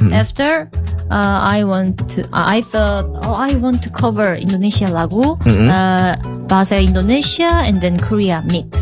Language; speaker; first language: English; non-native, learner; Korean